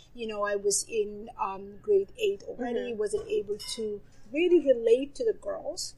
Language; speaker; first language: English; non-native, fluent; Somali